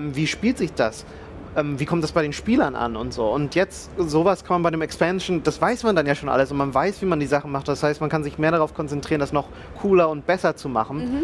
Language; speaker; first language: German; native; German